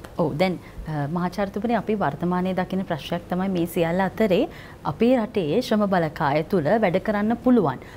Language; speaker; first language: Sinhala; native; Sinhala